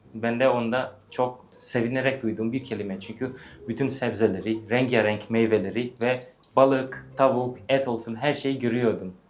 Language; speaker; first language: Turkish; early bilingual, heritage; English